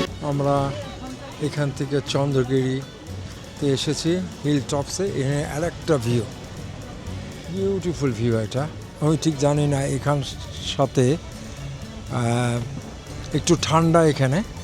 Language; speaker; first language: Bangla; native; Bangla